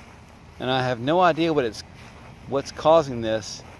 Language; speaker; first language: English; native; English